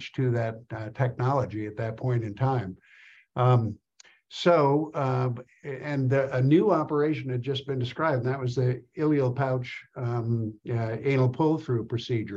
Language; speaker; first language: English; native; English